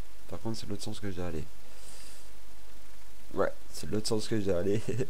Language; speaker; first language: French; native; French